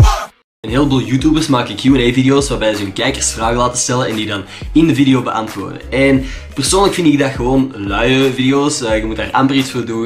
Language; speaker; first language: Dutch; native; Dutch